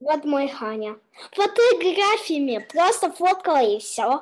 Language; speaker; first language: Russian; early bilingual, heritage; Russian